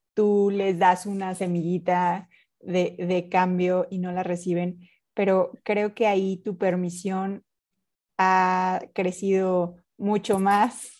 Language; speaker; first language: Spanish; native; Spanish